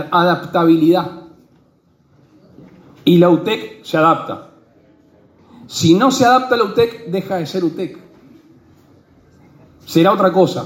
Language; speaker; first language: Spanish; native; Spanish